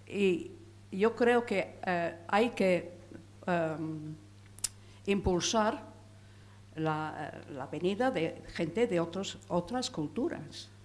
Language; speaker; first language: Spanish; non-native, fluent; English